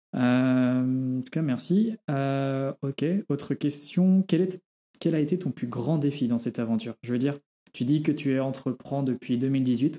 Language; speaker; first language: French; native; French